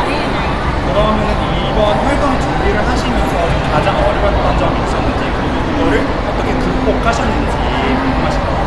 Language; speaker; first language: Korean; non-native, fluent; Thai